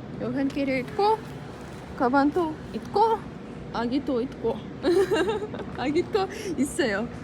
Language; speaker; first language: Korean; non-native, learner; Ukrainian